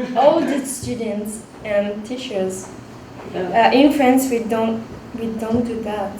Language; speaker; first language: English; non-native, learner; French